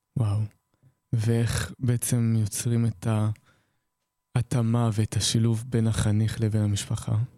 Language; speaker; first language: Hebrew; native; Hebrew